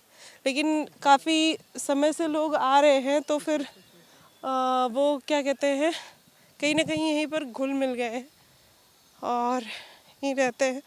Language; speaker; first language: Hindi; native; Hindi